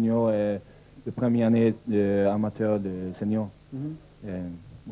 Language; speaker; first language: French; non-native, learner; Swedish